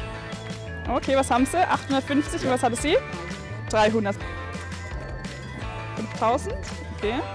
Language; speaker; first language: German; native; German